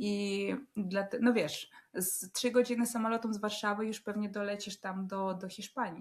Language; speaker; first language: Polish; non-native, fluent; Russian